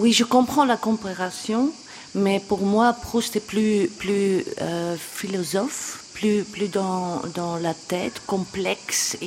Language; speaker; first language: French; non-native, local second language; Dutch